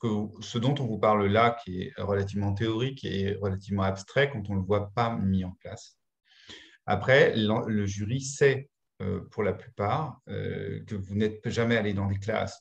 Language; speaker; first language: French; native; French